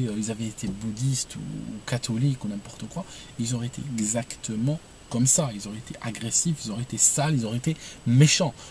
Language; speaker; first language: French; non-native, local second language; Arabic